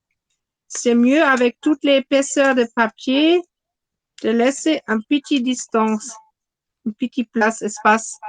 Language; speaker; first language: French; non-native, fluent; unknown